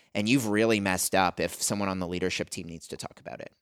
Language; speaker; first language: English; native; English